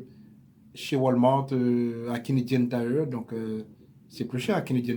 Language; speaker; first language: French; native; French